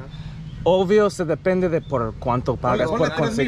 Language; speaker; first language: Spanish; non-native, learner; English